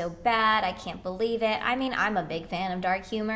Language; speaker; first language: English; native; English